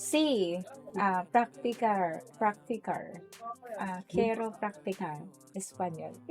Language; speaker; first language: Spanish; non-native, learner; Filipino